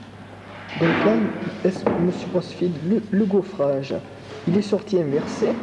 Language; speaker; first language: French; native; French